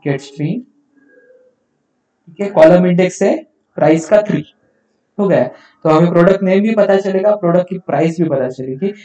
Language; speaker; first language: Hindi; non-native, local second language; Marathi